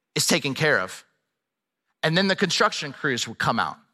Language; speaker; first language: English; native; English